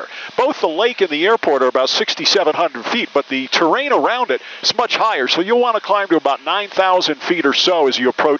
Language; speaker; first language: English; native; English